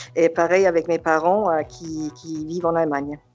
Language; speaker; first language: French; non-native, fluent; German